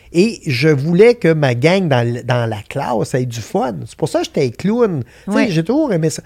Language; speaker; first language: French; native; French